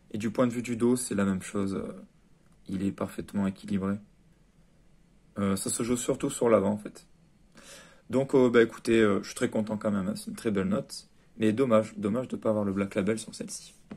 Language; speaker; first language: French; native; French